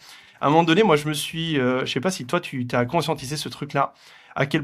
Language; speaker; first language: French; native; French